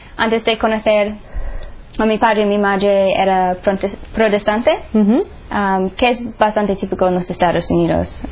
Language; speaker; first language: Spanish; non-native, fluent; English